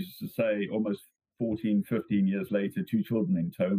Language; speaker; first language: English; native; English